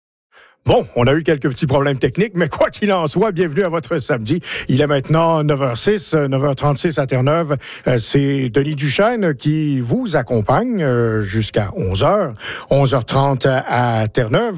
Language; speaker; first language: French; native; French